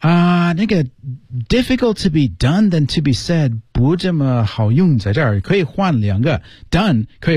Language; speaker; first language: Chinese; non-native, fluent; English